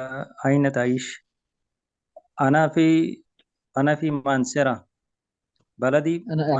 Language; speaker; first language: Arabic; non-native, learner; Urdu